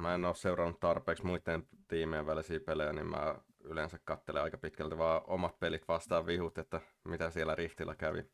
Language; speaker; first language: Finnish; native; Finnish